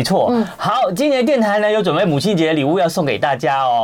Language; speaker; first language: Chinese; native; Chinese